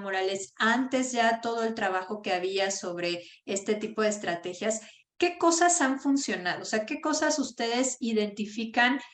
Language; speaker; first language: Spanish; native; Spanish